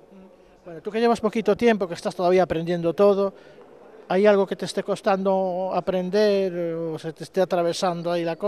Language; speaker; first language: Spanish; native; Spanish